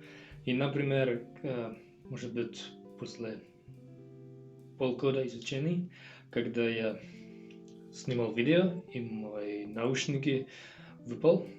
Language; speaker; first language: Russian; non-native, learner; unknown